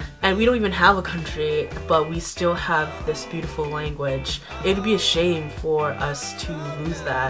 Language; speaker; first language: English; early bilingual, other home language; Hmong